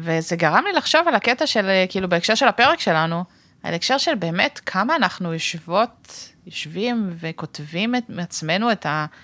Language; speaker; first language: Hebrew; native; Hebrew